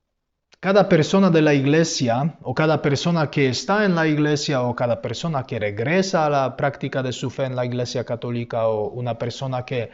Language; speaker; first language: Spanish; non-native, fluent; Polish